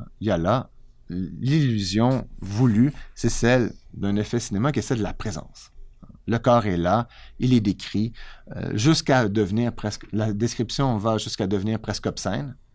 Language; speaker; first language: French; native; French